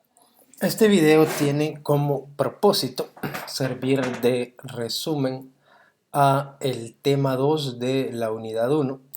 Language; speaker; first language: Spanish; native; Spanish